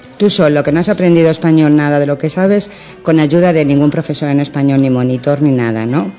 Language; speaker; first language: Spanish; native; Spanish